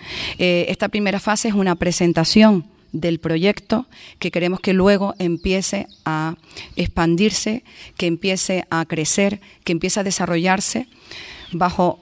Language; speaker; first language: Spanish; native; Spanish